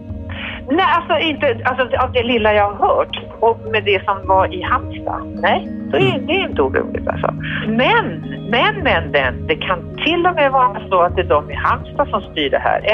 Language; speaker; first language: Swedish; native; Swedish